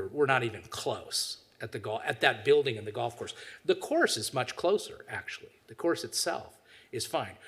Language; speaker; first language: English; native; English